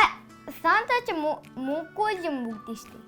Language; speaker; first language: Mongolian; early bilingual, heritage; Mongolian